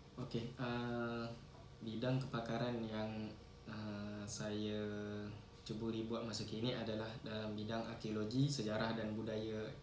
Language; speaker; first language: Malay; native; Malay